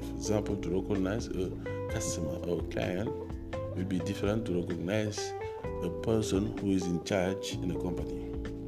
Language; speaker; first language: English; non-native, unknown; Wolof